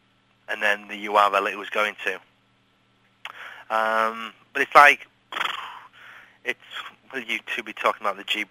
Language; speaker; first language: English; native; English